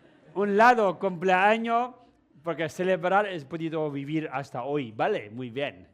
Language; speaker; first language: Spanish; non-native, learner; Tibetan